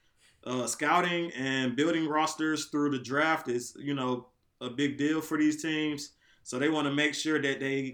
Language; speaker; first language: English; native; English